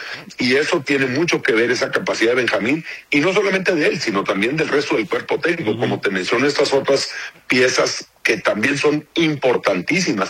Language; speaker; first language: Spanish; native; Spanish